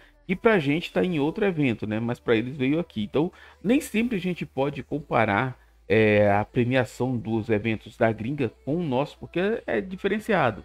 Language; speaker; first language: Portuguese; native; Portuguese